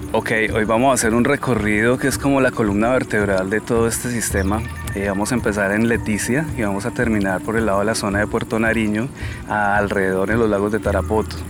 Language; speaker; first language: Spanish; native; Spanish